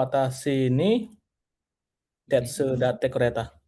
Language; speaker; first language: Japanese; non-native, learner; Indonesian